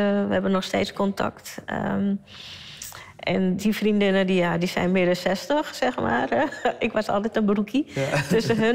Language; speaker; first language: Dutch; early bilingual, other home language; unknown